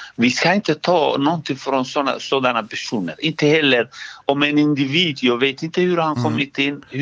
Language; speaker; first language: Swedish; non-native, fluent; Somali